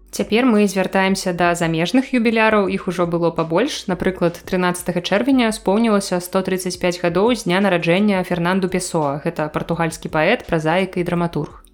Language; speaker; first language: Belarusian; native; Belarusian